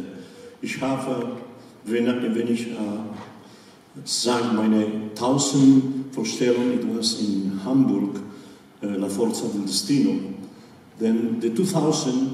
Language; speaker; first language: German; non-native, learner; Spanish